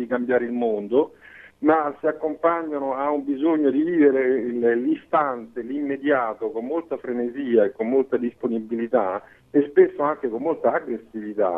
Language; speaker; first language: Italian; native; Italian